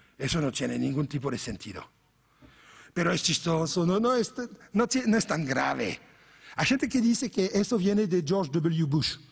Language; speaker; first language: Spanish; non-native, fluent; French